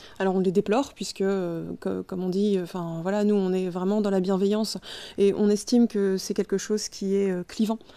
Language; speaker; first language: French; native; French